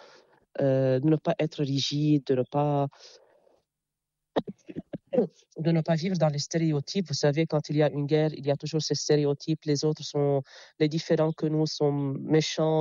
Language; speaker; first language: French; non-native, local second language; Arabic